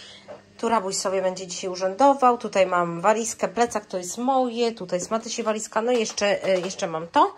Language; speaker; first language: Polish; native; Polish